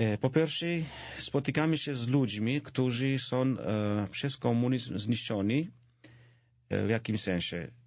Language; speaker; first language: Polish; non-native, fluent; Georgian